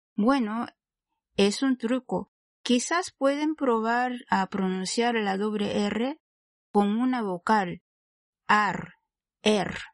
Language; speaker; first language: Spanish; non-native, fluent; Japanese